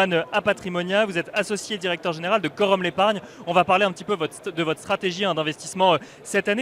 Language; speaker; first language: French; native; French